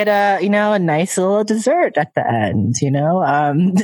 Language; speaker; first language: English; native; English